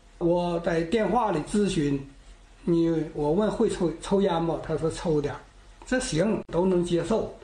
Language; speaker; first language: Chinese; native; Chinese